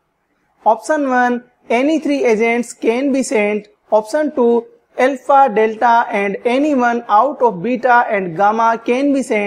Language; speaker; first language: English; non-native, local second language; Hindi